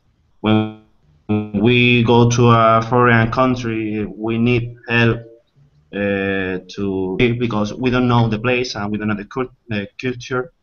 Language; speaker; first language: English; non-native, learner; Spanish